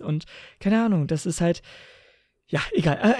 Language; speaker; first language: German; native; German